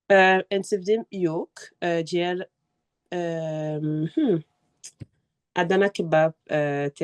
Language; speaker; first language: Turkish; non-native, learner; French